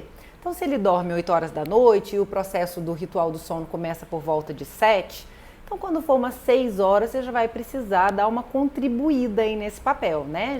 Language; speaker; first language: Portuguese; native; Portuguese